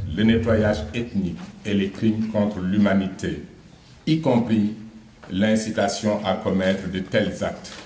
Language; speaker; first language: French; non-native, local second language; Wolof